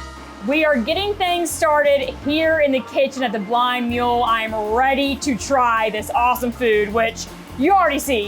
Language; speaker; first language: English; native; English